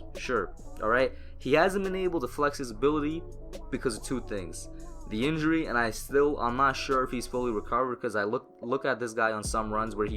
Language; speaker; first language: English; native; English